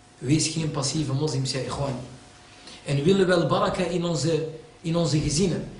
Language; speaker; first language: Dutch; early bilingual, other home language; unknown